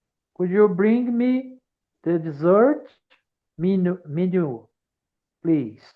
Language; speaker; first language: English; non-native, learner; Portuguese